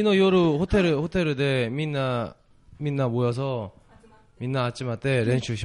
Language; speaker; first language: Japanese; non-native, learner; Korean